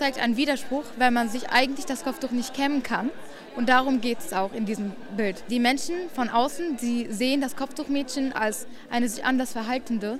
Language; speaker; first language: German; early bilingual, other home language; Arabic